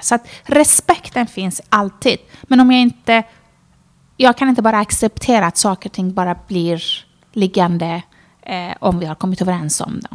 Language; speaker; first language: Swedish; non-native, fluent; Persian